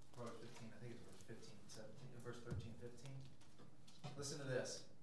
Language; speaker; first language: English; native; English